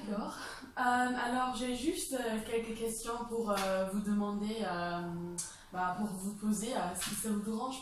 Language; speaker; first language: French; non-native, fluent; English